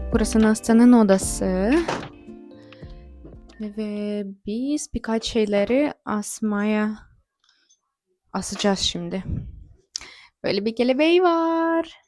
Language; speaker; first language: Turkish; non-native, fluent; Ukrainian